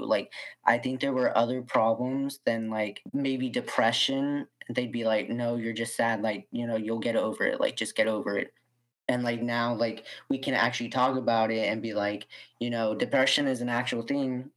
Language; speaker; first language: English; early bilingual, other home language; Spanish